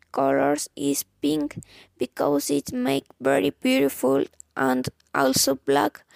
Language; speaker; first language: English; non-native, fluent; Spanish